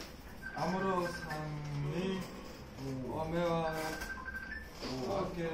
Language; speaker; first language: Japanese; non-native, learner; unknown